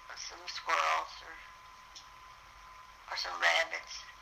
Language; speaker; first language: English; native; English